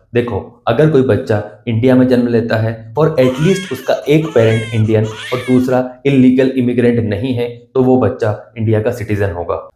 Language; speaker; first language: Hindi; native; Hindi